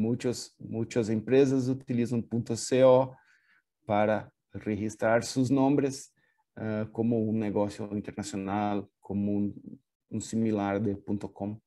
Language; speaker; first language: Spanish; non-native, fluent; Portuguese